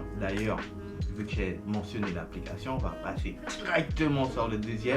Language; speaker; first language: French; non-native, fluent; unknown